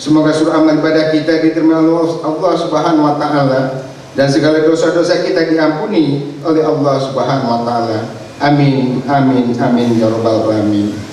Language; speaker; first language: Indonesian; native; Indonesian